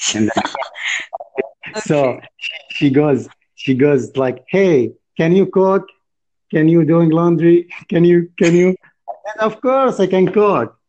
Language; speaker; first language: English; non-native, learner; Arabic